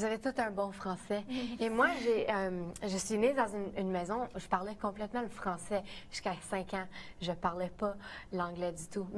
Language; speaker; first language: French; native; French